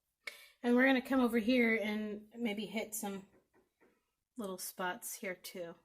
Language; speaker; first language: English; native; English